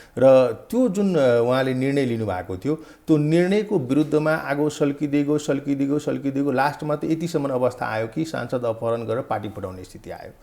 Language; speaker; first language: Nepali; non-native, local second language; Maithili